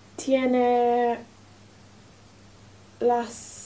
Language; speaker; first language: Spanish; non-native, learner; English